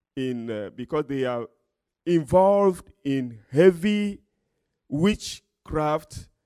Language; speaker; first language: English; non-native, fluent; Ewe